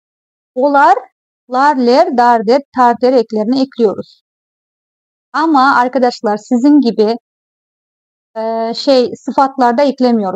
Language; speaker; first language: Turkish; non-native, fluent; Kazakh